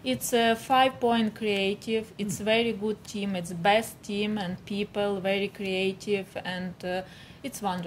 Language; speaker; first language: English; non-native, learner; Ukrainian